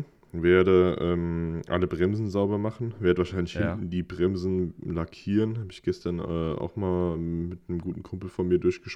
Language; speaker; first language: German; native; German